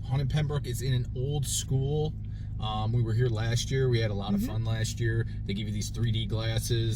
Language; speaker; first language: English; native; English